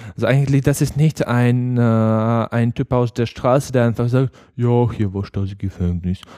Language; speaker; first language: German; non-native, learner; Ukrainian